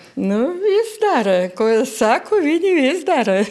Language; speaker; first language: Latvian; non-native, local second language; Russian